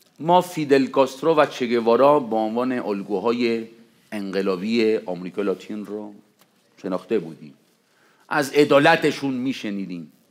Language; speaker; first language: Persian; non-native, fluent; Spanish